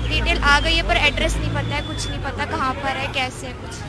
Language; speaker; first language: Hindi; native; Hindi